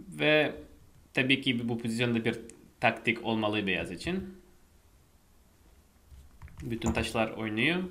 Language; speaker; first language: Turkish; non-native, fluent; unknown